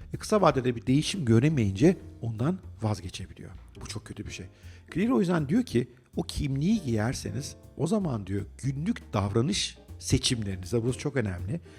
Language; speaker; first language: Turkish; native; Turkish